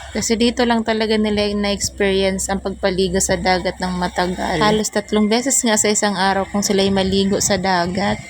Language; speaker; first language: Filipino; non-native, local second language; Bikol